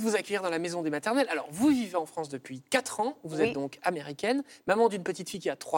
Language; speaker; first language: French; native; French